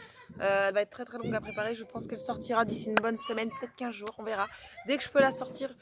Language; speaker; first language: French; native; French